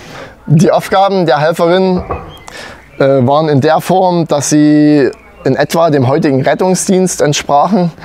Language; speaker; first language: German; native; German